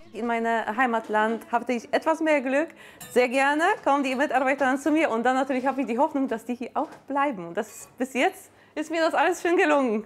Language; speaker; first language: German; non-native, fluent; Italian